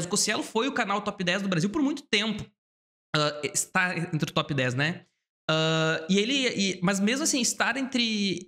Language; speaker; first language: Portuguese; native; Portuguese